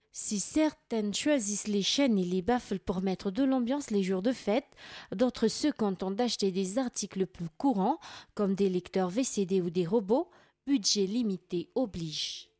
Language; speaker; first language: French; non-native, local second language; Malagasy